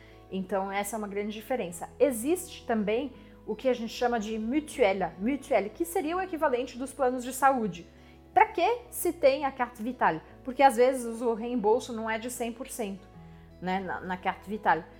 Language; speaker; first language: Portuguese; non-native, fluent; French